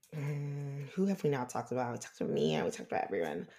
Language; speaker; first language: English; native; English